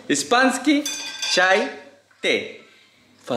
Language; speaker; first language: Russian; non-native, learner; Spanish